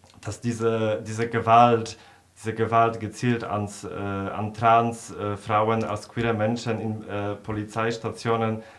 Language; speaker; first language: German; non-native, fluent; Polish